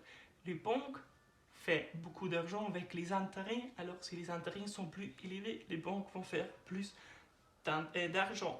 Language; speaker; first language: French; non-native, learner; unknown